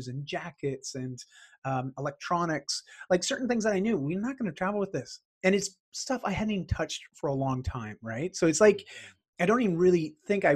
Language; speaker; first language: English; native; English